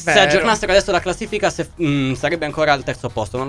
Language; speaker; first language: Italian; native; Italian